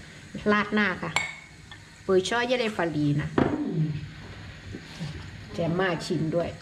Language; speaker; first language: Italian; non-native, learner; Thai